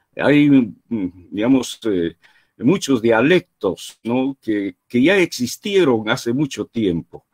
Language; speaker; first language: Spanish; native; Spanish